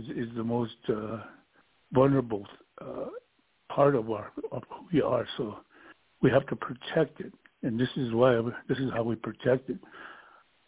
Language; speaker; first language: English; early bilingual, other home language; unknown